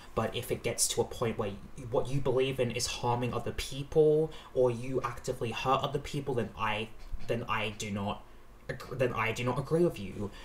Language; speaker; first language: English; native; English